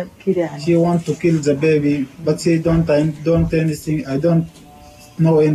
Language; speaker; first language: English; non-native, learner; Arabic